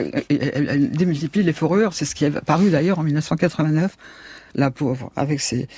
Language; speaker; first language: French; native; French